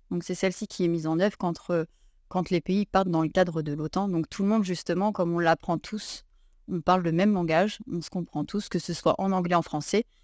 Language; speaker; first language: French; native; French